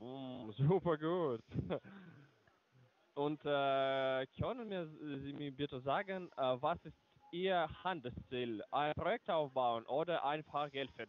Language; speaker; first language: German; non-native, learner; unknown